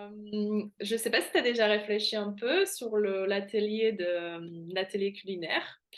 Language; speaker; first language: French; non-native, fluent; Slovak